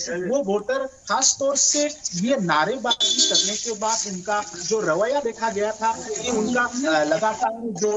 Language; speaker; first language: Hindi; non-native, local second language; Assamese